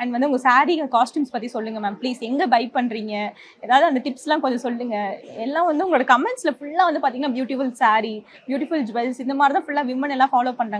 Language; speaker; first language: Tamil; native; Tamil